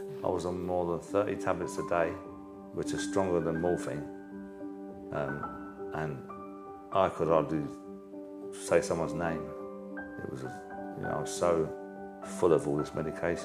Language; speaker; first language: English; native; English